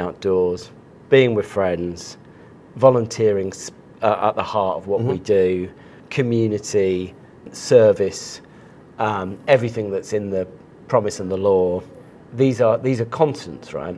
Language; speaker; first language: English; native; English